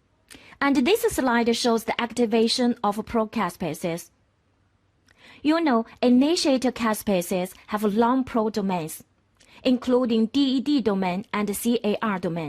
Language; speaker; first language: English; non-native, fluent; Chinese